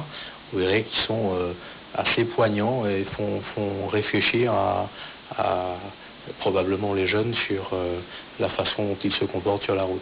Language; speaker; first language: French; native; French